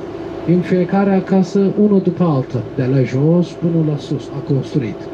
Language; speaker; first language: Romanian; non-native, learner; Turkish